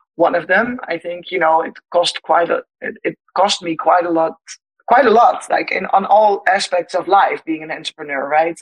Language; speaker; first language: English; non-native, fluent; Dutch